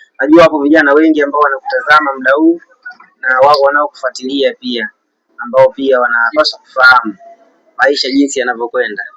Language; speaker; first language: Swahili; native; Swahili